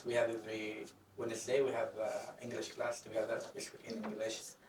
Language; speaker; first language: English; non-native, fluent; Arabic